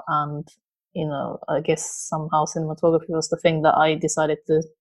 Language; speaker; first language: English; non-native, fluent; Japanese